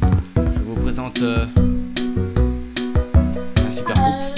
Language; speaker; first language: French; native; French